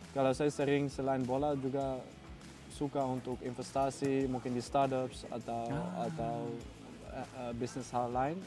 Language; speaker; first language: Indonesian; non-native, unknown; Dutch